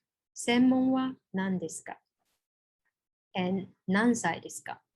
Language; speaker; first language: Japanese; non-native, fluent; Chinese